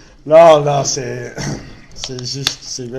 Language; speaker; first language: French; non-native, learner; English